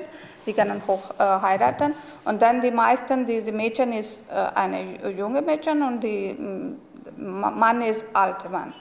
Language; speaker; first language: German; non-native, learner; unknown